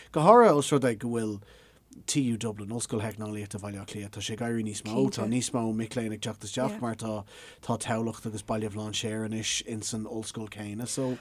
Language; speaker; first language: Irish; native; Irish